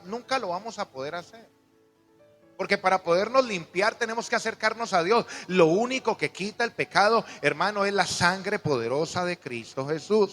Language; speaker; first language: Spanish; native; Spanish